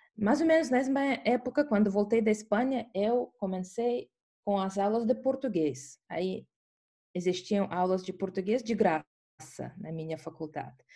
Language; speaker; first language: Portuguese; non-native, fluent; Estonian